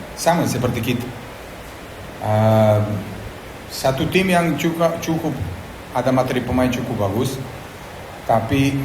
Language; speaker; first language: Indonesian; non-native, fluent; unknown